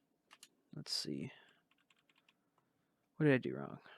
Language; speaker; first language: English; native; English